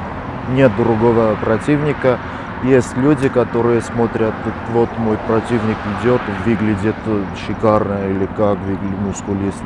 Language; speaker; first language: Russian; non-native, fluent; Armenian